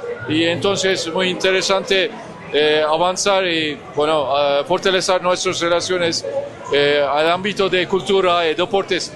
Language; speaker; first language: Spanish; non-native, learner; Turkish